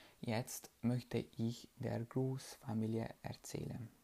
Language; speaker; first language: German; non-native, learner; Hungarian